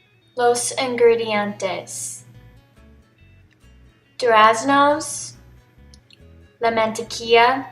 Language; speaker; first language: Spanish; non-native, learner; English